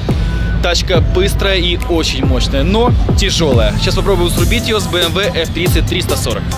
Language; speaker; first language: Russian; native; Russian